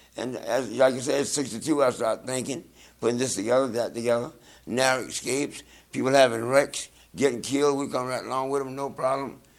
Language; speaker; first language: English; native; English